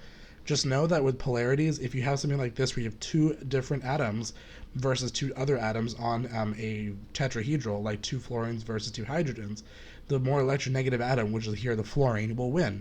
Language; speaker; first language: English; native; English